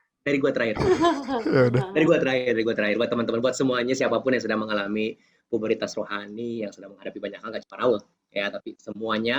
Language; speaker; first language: Indonesian; native; Indonesian